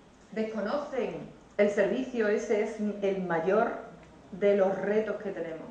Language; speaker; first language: Spanish; native; Spanish